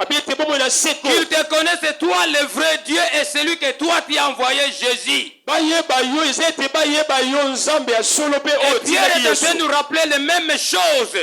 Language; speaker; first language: French; non-native, local second language; Lingala